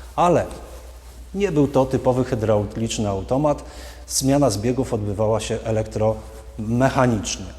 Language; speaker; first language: Polish; native; Polish